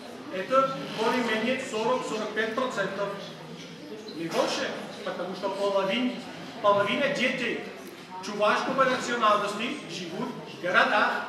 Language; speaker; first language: Russian; non-native, fluent; Catalan